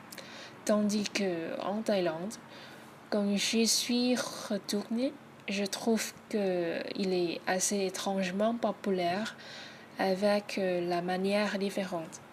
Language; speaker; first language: French; non-native, learner; Thai